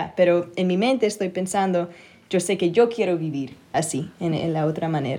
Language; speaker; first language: Spanish; early bilingual, other home language; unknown